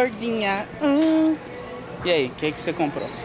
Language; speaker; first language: Portuguese; native; Portuguese